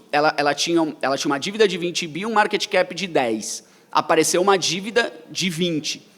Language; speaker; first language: Portuguese; native; Portuguese